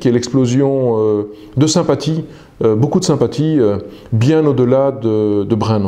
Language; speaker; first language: French; native; French